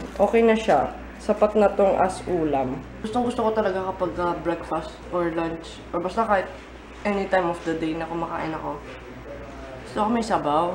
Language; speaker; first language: Filipino; early bilingual, heritage; Filipino